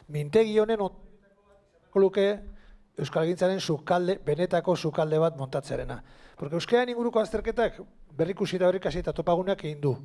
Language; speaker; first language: Basque; native; Basque